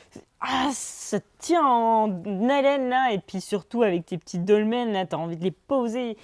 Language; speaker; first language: French; native; French